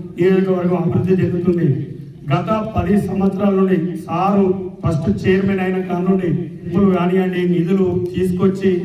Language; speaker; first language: Telugu; native; Telugu